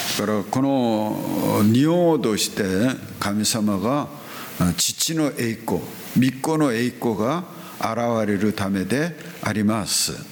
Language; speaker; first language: Japanese; non-native, fluent; Korean